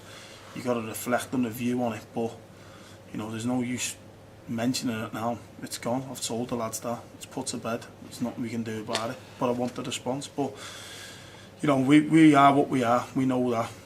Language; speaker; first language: English; native; English